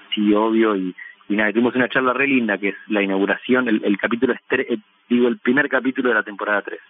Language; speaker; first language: Spanish; native; Spanish